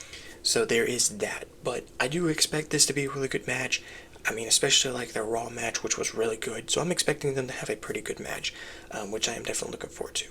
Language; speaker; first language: English; native; English